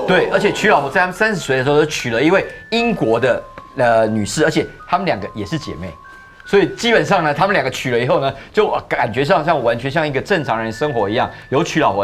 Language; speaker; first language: Chinese; native; Chinese